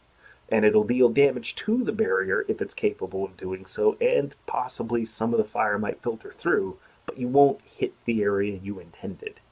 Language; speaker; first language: English; native; English